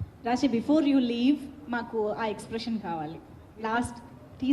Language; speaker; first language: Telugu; native; Telugu